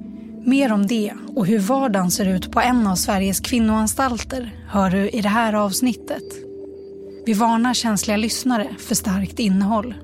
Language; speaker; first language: Swedish; native; Swedish